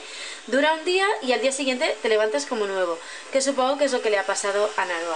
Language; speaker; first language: Spanish; native; Spanish